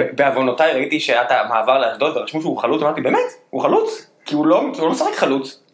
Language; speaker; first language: Hebrew; native; Hebrew